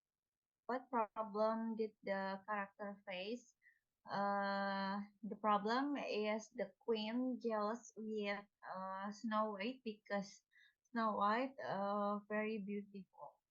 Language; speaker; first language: English; non-native, learner; Indonesian